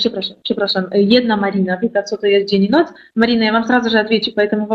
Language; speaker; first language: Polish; non-native, learner; Russian